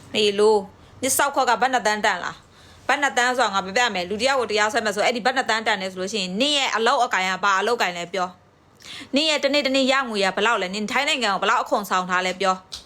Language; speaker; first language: Burmese; non-native, local second language; Karen languages